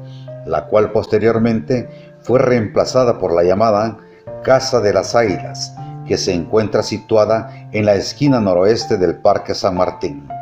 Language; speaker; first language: Spanish; native; Spanish